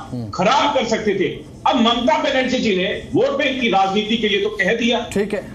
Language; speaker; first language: Hindi; native; Hindi